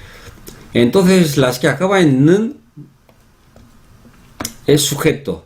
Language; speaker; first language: Spanish; non-native, fluent; Korean